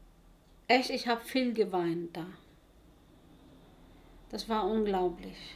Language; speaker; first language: German; non-native, learner; Arabic